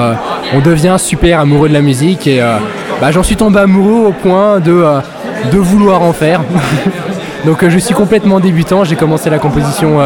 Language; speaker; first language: French; native; French